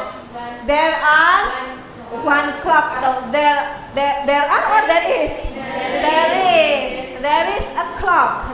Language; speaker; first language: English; non-native, fluent; Indonesian